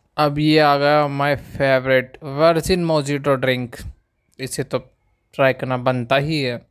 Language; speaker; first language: Hindi; native; Hindi